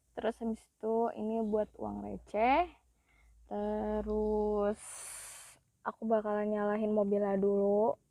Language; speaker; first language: Indonesian; native; Indonesian